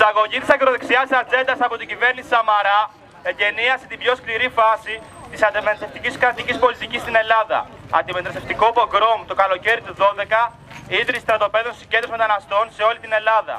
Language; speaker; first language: Greek; native; Greek